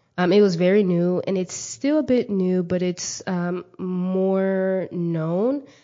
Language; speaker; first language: English; early bilingual, other home language; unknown